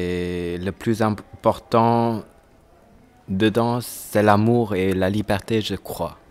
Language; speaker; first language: French; non-native, learner; Chinese